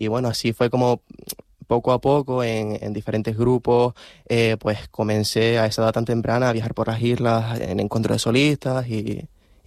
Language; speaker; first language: Spanish; native; Spanish